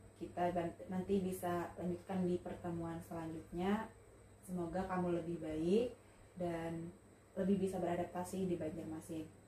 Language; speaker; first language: Indonesian; native; Indonesian